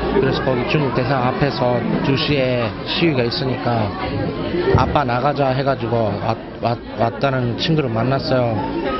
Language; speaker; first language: Korean; non-native, fluent; Japanese